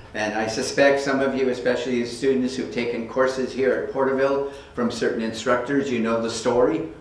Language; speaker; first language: English; early bilingual, other home language; Spanish